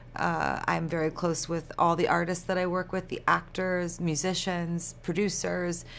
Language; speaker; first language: English; native; English